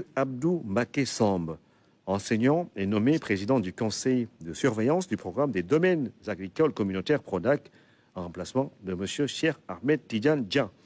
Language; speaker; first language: French; non-native, local second language; Wolof